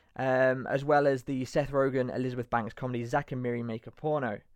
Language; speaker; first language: English; native; English